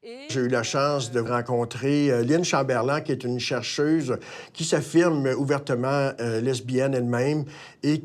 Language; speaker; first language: French; native; French